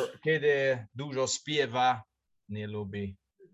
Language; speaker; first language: Polish; non-native, learner; English